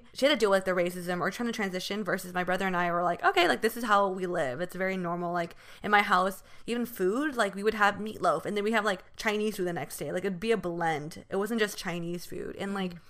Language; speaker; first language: English; early bilingual, other home language; Chinese